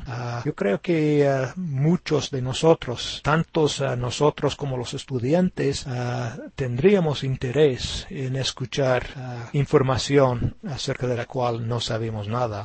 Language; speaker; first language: Spanish; non-native, fluent; English